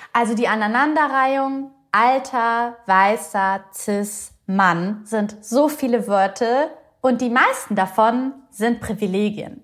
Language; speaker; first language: German; early bilingual, other home language; Bulgarian